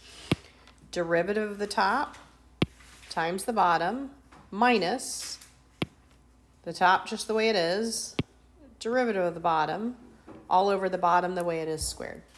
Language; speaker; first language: English; native; English